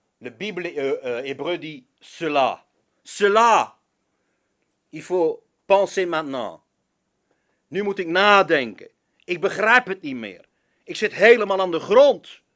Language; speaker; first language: Dutch; native; Dutch